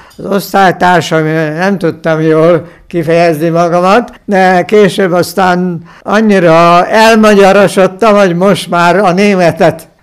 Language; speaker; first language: Hungarian; non-native, local second language; German